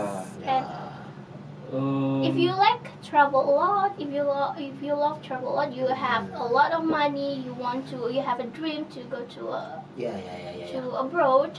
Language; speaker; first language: English; non-native, fluent; Indonesian